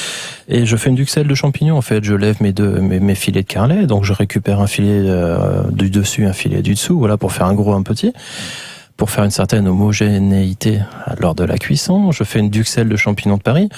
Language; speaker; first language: French; native; French